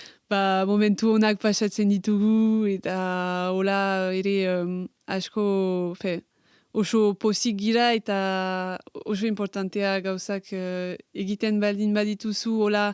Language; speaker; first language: Basque; non-native, local second language; French